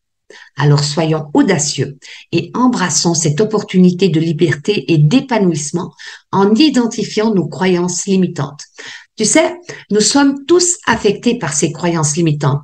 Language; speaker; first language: French; native; French